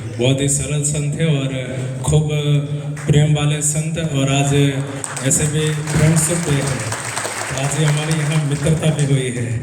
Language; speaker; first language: Hindi; non-native, local second language; Gujarati